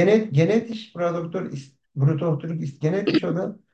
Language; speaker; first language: German; non-native, learner; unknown